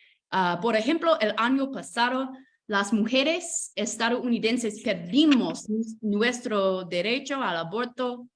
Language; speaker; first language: Spanish; non-native, fluent; English